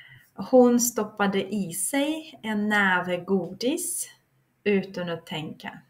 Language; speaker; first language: Swedish; non-native, fluent; Russian